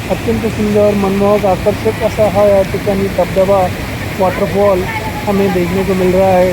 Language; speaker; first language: Hindi; non-native, local second language; Marathi